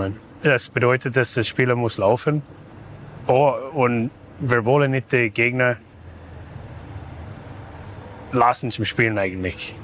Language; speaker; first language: German; non-native, fluent; English